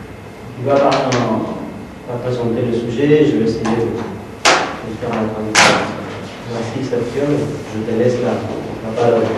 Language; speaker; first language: French; non-native, fluent; Spanish